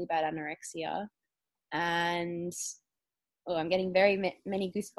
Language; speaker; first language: English; native; English